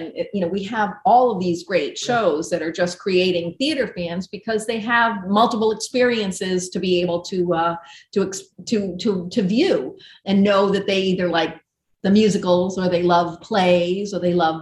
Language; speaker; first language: English; native; English